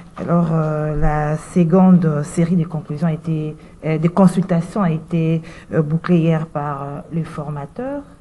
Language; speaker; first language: French; non-native, local second language; Lingala